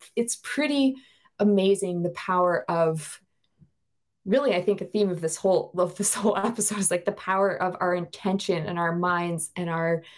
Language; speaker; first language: English; native; English